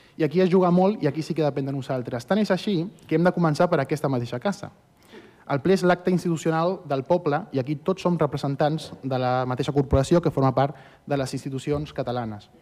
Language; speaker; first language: Catalan; early bilingual, other home language; Spanish